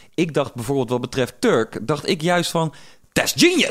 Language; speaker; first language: Dutch; native; Dutch